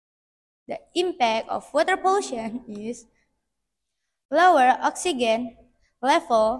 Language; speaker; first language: English; non-native, learner; Indonesian